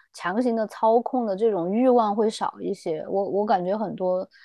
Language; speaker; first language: Chinese; native; Chinese